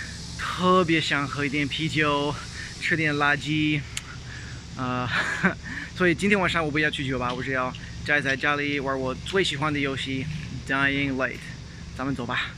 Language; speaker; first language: Chinese; non-native, fluent; English